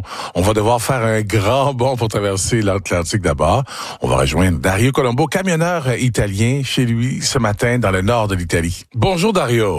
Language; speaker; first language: French; native; French